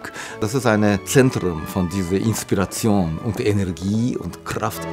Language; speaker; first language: German; non-native, fluent; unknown